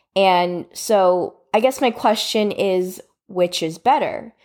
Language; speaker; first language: English; native; English